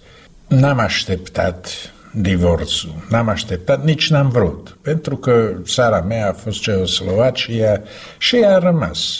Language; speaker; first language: Romanian; non-native, fluent; Slovak